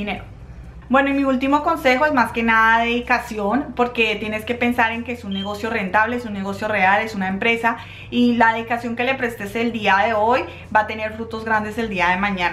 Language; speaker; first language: Spanish; native; Spanish